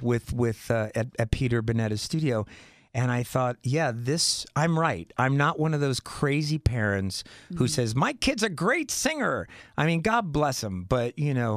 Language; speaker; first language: English; native; English